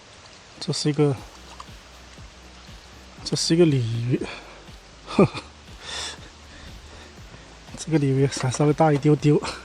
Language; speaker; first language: Chinese; native; Chinese